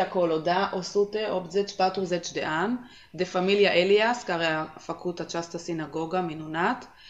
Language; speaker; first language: Romanian; non-native, learner; Hebrew